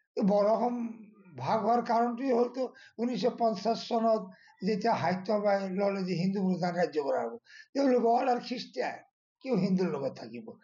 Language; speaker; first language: Assamese; non-native, local second language; Bangla